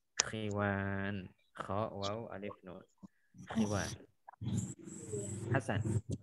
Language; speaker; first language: Arabic; non-native, fluent; Indonesian